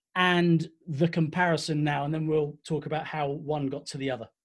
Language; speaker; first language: English; native; English